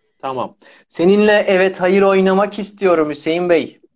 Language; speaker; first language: Turkish; native; Turkish